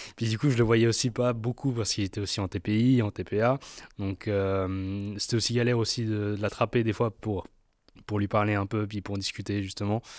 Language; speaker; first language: French; native; French